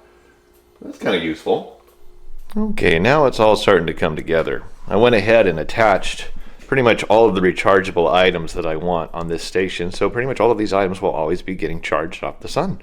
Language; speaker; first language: English; native; English